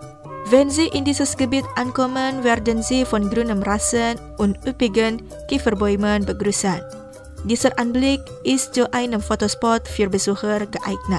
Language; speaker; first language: German; non-native, fluent; Indonesian